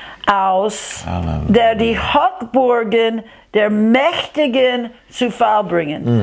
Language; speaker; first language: German; non-native, fluent; English